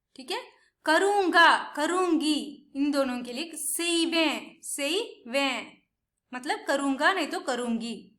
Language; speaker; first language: Hindi; non-native, local second language; Tamil